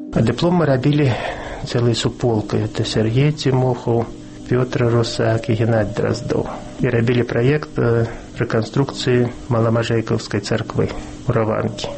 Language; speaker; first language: Belarusian; non-native, local second language; Russian